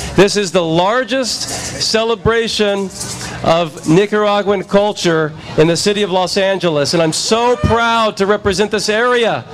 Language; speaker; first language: English; native; English